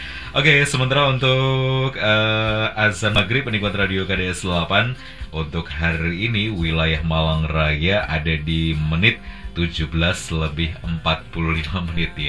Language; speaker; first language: Indonesian; native; Indonesian